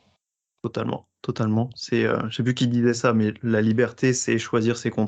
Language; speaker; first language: French; native; French